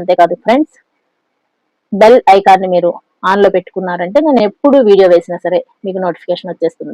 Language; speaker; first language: Telugu; native; Telugu